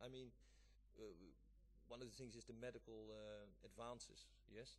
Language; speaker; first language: English; non-native, fluent; Dutch